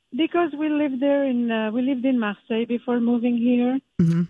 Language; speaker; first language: English; early bilingual, other home language; Turkish